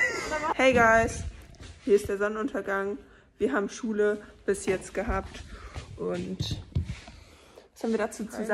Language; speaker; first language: German; native; German